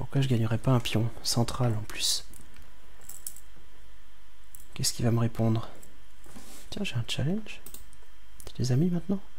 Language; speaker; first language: French; native; French